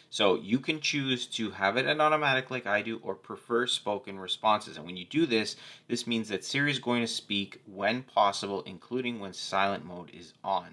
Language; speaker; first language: English; native; English